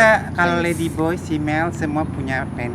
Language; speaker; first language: Indonesian; native; Indonesian